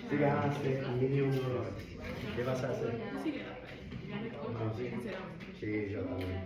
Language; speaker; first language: Spanish; non-native, learner; English